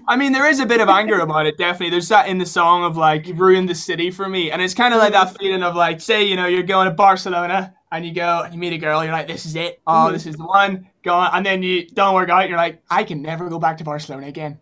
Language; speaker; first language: English; native; English